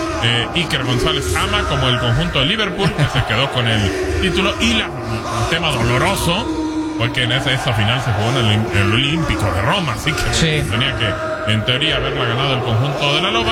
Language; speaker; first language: Spanish; native; Spanish